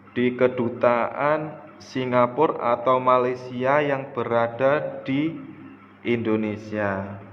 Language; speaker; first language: Indonesian; native; Indonesian